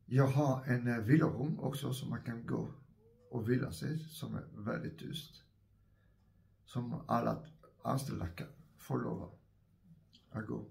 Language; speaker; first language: Swedish; non-native, fluent; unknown